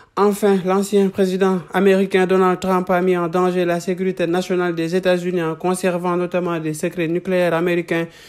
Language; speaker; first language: French; non-native, local second language; Wolof